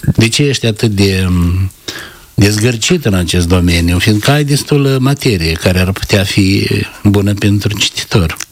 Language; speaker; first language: Romanian; native; Romanian